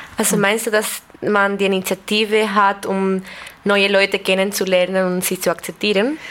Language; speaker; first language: German; native; German